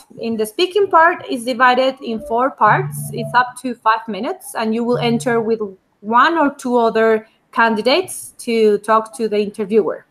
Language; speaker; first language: English; non-native, fluent; Spanish